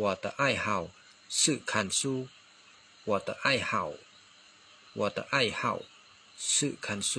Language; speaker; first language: Chinese; non-native, fluent; Khmer